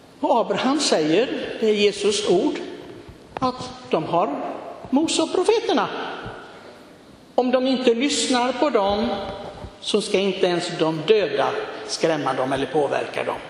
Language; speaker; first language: Swedish; non-native, fluent; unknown